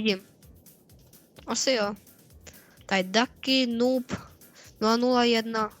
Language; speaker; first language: Czech; early bilingual, other home language; Russian